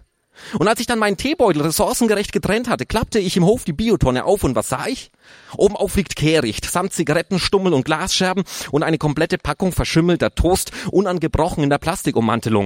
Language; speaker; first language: German; native; German